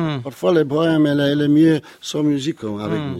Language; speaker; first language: French; non-native, learner; Polish